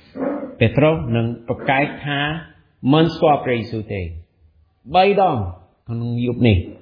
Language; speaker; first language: Khmer; non-native, fluent; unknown